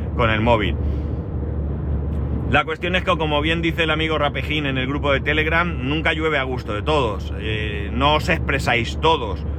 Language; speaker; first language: Spanish; native; Spanish